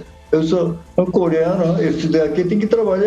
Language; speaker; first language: Portuguese; non-native, learner; Korean